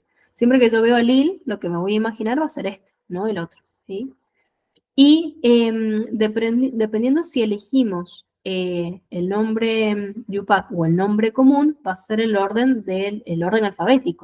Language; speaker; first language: Spanish; native; Spanish